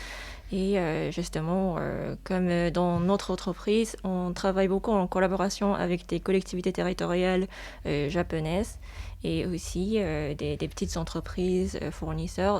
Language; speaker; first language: French; non-native, fluent; Japanese